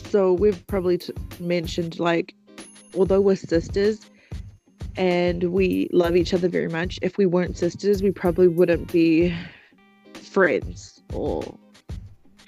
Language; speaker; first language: English; native; English